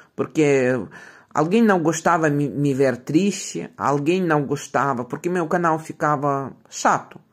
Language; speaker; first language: Portuguese; non-native, fluent; Ukrainian